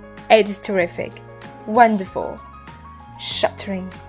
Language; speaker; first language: English; non-native, fluent; Chinese